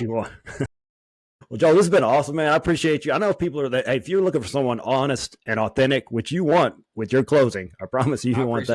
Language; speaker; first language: English; native; English